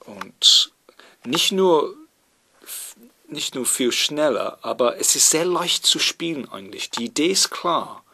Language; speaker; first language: German; non-native, fluent; English